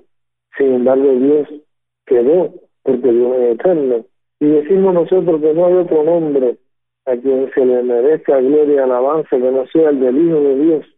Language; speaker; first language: Spanish; native; Spanish